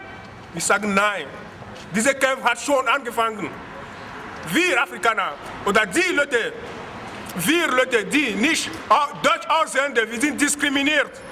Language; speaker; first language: German; non-native, learner; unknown